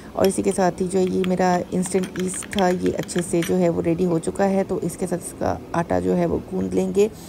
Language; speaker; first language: Urdu; native; Urdu